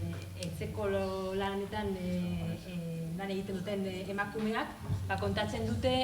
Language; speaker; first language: Basque; non-native, local second language; Spanish